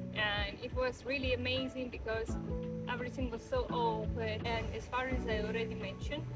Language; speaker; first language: English; non-native, fluent; Russian